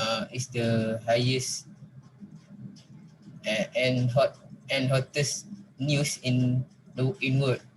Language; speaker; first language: English; non-native, local second language; Malay